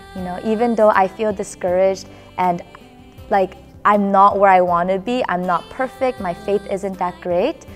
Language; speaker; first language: English; early bilingual, other home language; Korean